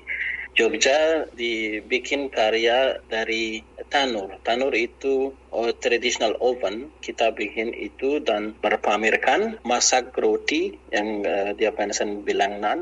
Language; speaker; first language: Indonesian; non-native, learner; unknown